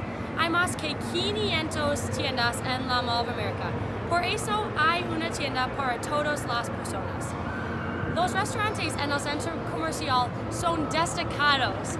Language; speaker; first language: Spanish; non-native, learner; English